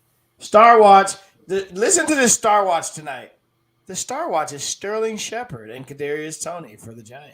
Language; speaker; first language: English; native; English